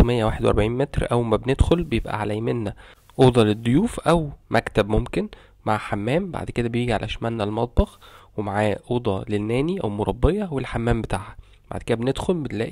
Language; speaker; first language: Arabic; native; Arabic